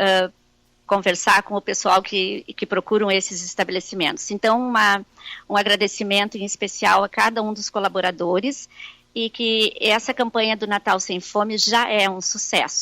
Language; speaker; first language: Portuguese; native; Portuguese